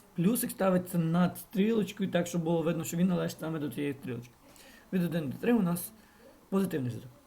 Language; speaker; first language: Ukrainian; non-native, local second language; Russian